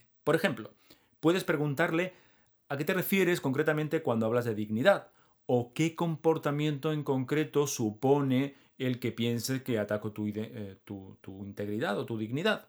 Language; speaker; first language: Spanish; native; Spanish